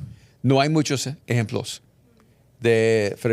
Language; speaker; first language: Spanish; early bilingual, heritage; English